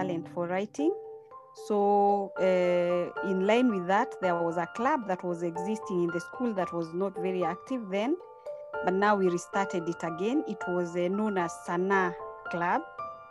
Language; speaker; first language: English; non-native, local second language; Meru